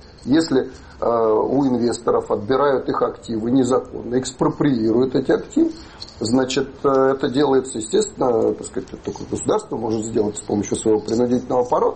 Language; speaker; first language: Russian; native; Russian